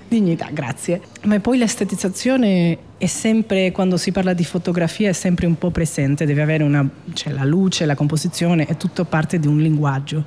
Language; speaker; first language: Italian; non-native, fluent; Spanish